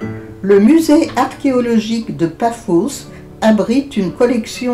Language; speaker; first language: French; native; French